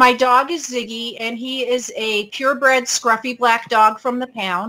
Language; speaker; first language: English; native; English